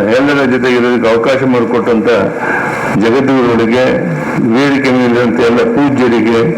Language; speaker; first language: Kannada; native; Kannada